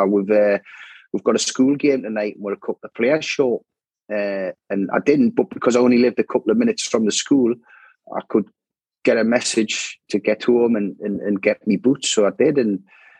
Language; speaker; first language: English; native; English